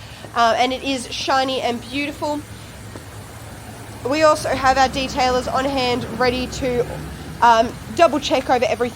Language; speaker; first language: English; native; English